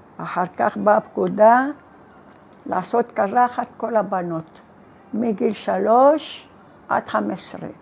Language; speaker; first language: Hebrew; non-native, fluent; Arabic